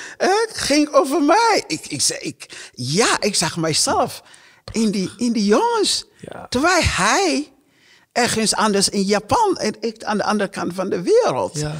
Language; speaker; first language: Dutch; non-native, fluent; English